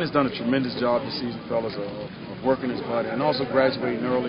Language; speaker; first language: English; native; English